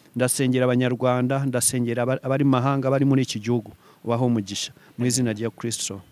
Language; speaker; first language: Kinyarwanda; early bilingual, heritage; Kinyarwanda